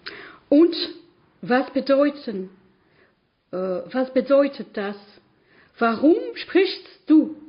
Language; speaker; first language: German; non-native, learner; French